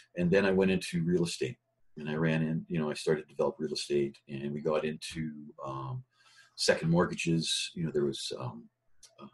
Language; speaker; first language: English; native; English